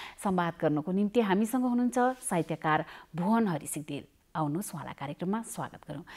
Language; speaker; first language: Nepali; native; Nepali